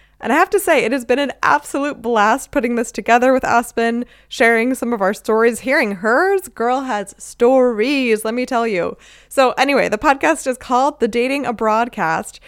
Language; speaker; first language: English; native; English